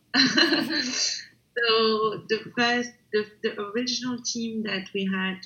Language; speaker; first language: English; non-native, fluent; French